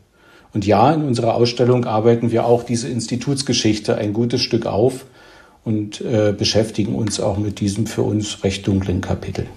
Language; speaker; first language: German; native; German